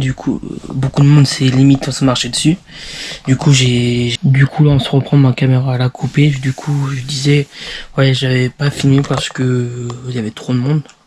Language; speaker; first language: French; native; French